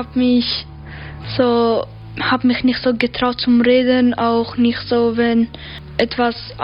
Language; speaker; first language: German; early bilingual, other home language; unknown